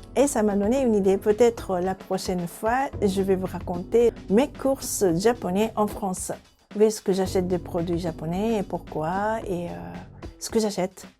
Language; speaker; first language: French; non-native, fluent; Japanese